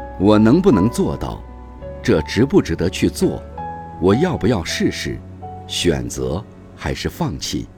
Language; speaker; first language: Chinese; native; Chinese